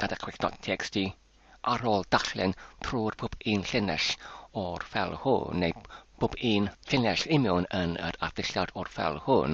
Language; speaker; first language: Welsh; non-native, learner; English